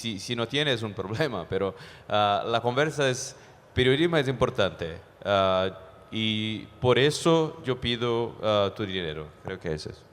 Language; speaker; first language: Spanish; non-native, fluent; Portuguese